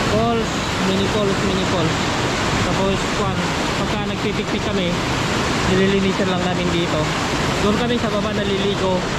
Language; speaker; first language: Filipino; native; Filipino